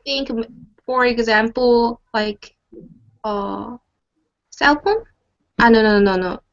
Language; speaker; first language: English; non-native, learner; Korean